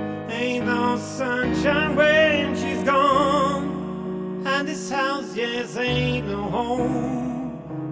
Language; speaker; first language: English; non-native, fluent; Swedish